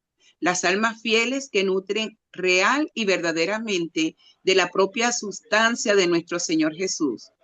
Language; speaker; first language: Spanish; native; Spanish